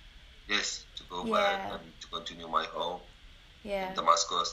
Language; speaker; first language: English; non-native, learner; Arabic